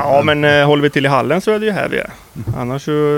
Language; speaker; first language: Swedish; native; Swedish